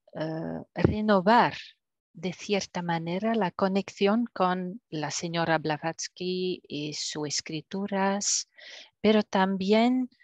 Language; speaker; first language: Spanish; non-native, fluent; French